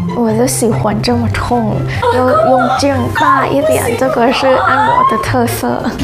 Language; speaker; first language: Chinese; non-native, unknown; Thai